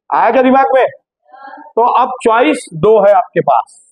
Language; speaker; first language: Hindi; non-native, local second language; Marathi